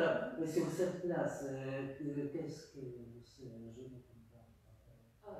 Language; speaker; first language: French; non-native, fluent; Russian